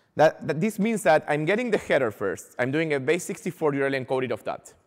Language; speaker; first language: English; non-native, fluent; Spanish